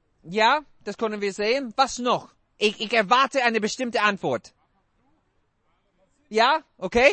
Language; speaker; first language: German; non-native, fluent; English